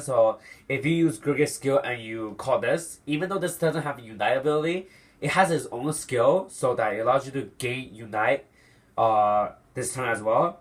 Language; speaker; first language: English; non-native, fluent; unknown